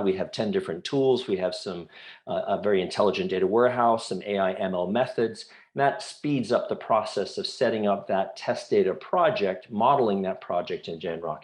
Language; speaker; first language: English; native; English